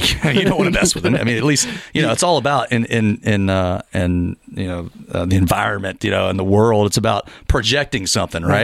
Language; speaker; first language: English; native; English